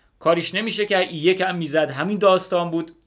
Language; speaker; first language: Persian; native; Persian